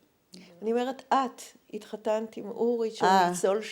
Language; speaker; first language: Hebrew; native; Hebrew